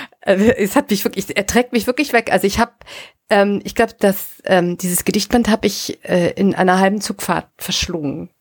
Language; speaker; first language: German; native; German